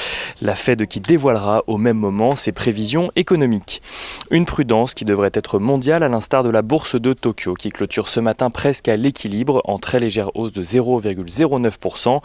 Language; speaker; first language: French; native; French